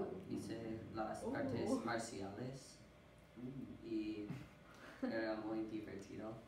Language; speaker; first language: Spanish; non-native, learner; English